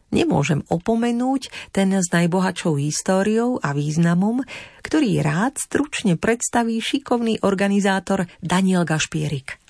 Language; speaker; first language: Slovak; native; Slovak